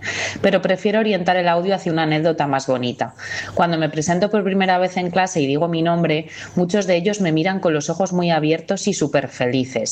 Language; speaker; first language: Spanish; native; Spanish